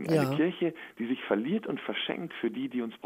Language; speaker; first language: German; native; German